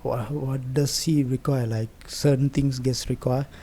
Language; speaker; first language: English; non-native, local second language; Sinhala